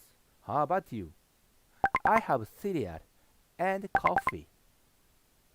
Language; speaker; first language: English; non-native, learner; Japanese